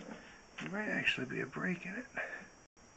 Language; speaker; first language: English; native; English